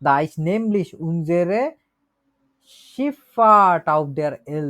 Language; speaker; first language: German; non-native, learner; Bangla